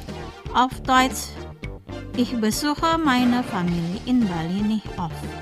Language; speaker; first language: German; non-native, fluent; Indonesian